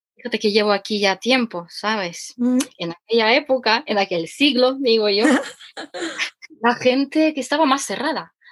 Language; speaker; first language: Spanish; non-native, fluent; Ukrainian